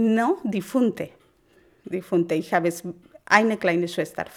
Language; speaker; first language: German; non-native, learner; Spanish